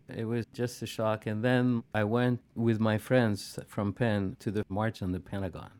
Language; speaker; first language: English; non-native, fluent; Arabic